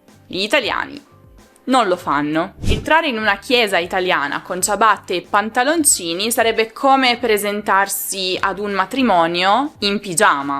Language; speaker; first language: Italian; native; Italian